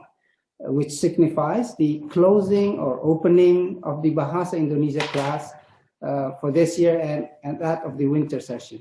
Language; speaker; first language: English; non-native, fluent; Indonesian